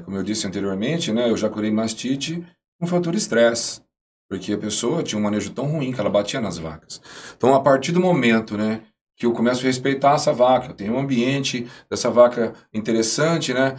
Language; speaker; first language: Portuguese; native; Portuguese